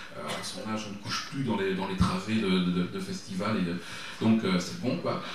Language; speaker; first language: French; native; French